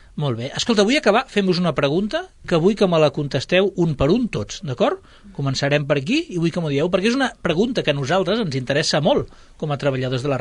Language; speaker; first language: Catalan; native; Catalan